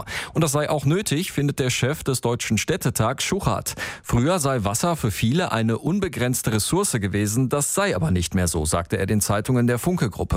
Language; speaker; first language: German; native; German